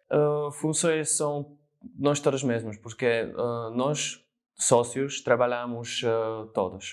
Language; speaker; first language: Portuguese; non-native, fluent; Slovak